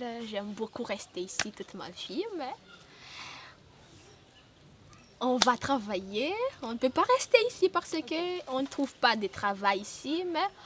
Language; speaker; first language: French; non-native, learner; Malagasy